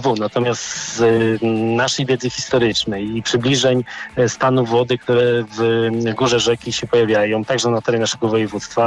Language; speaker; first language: Polish; native; Polish